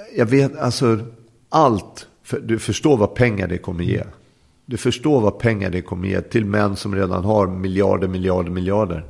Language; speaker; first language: Swedish; native; Swedish